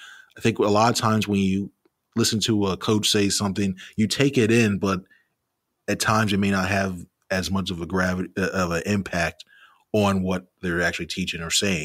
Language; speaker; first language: English; native; English